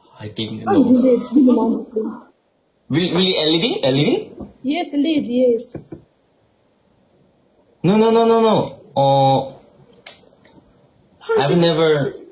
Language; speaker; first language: English; non-native, learner; Arabic